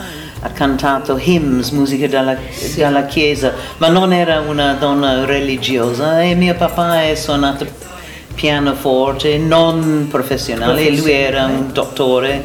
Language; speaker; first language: Italian; non-native, learner; English